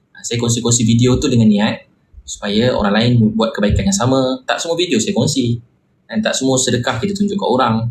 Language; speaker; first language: Malay; native; Malay